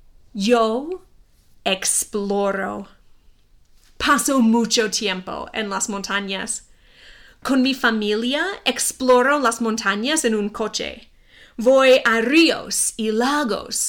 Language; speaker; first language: Spanish; non-native, fluent; English